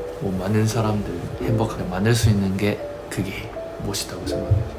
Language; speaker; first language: Korean; non-native, fluent; Chinese